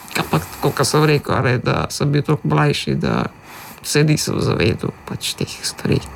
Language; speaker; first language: Slovenian; early bilingual, other home language; Macedonian